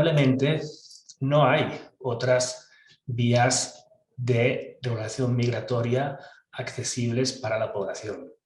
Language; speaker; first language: Spanish; native; Spanish